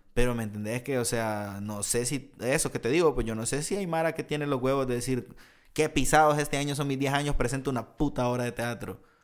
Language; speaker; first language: Spanish; native; Spanish